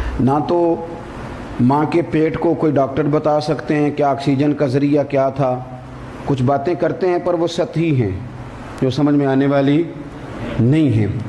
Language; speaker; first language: Urdu; non-native, local second language; Punjabi